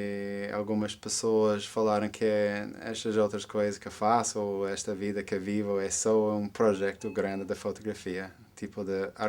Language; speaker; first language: Portuguese; non-native, fluent; English